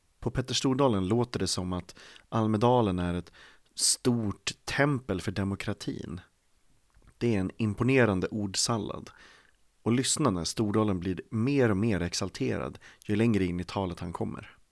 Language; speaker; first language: Swedish; native; Swedish